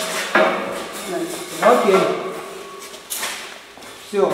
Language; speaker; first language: Ukrainian; non-native, local second language; Russian